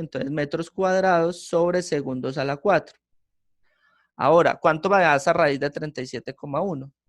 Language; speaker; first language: Spanish; native; Spanish